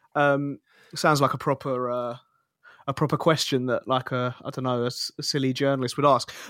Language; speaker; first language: English; native; English